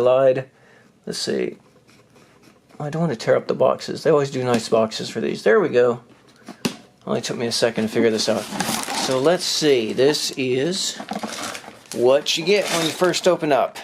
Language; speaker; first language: English; native; English